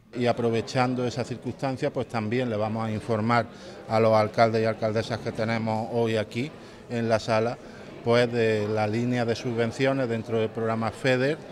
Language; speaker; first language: Spanish; native; Spanish